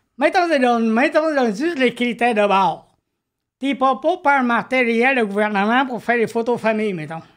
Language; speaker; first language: French; non-native, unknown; Vietnamese